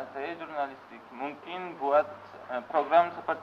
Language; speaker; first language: Indonesian; non-native, learner; Uzbek